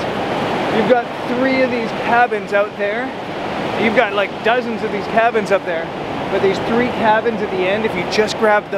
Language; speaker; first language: English; native; English